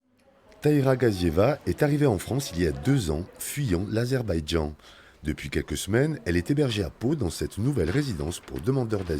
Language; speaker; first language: French; native; French